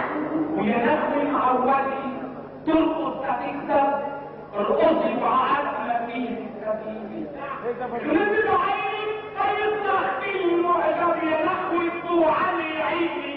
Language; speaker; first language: Arabic; native; Arabic